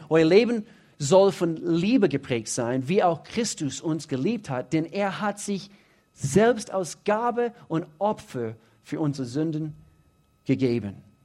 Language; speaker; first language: German; non-native, fluent; English